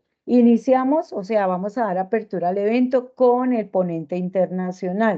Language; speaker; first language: Spanish; native; Spanish